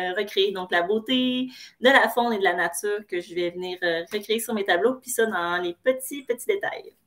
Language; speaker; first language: French; native; French